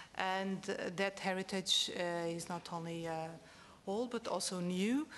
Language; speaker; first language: English; non-native, fluent; Portuguese